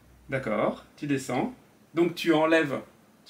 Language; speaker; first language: French; native; French